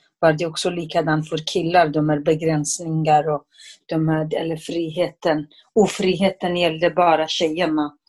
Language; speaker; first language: Swedish; non-native, fluent; Kurdish